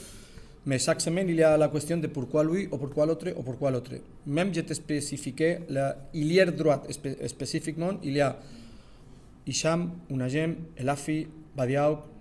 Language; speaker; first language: French; non-native, learner; Spanish